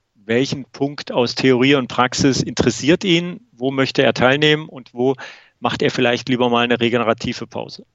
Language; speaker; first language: German; native; German